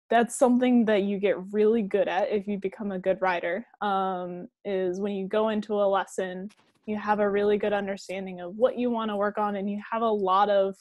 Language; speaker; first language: English; native; English